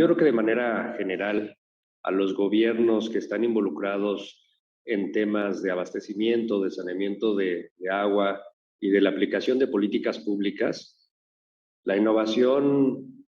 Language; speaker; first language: Spanish; native; Spanish